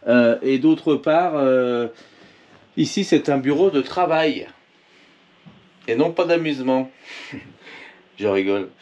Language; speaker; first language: French; native; French